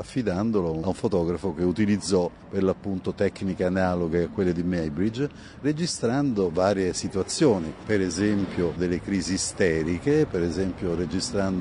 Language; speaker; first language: Italian; native; Italian